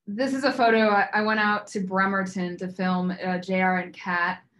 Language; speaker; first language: English; native; English